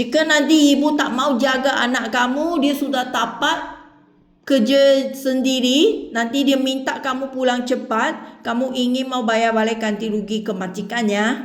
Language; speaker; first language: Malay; non-native, local second language; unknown